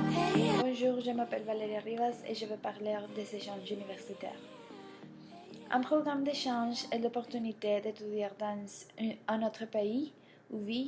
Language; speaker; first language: French; non-native, learner; Spanish